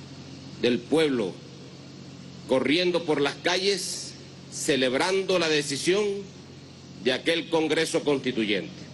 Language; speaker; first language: Spanish; native; Spanish